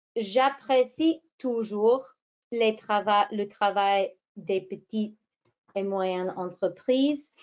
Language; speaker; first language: French; non-native, fluent; English